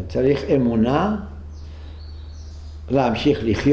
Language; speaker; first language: Hebrew; non-native, fluent; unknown